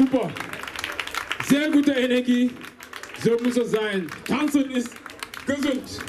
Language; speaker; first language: German; non-native, fluent; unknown